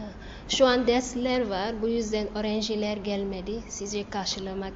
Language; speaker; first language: Turkish; non-native, learner; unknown